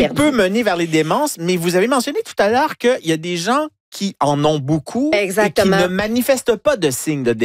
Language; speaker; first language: French; native; French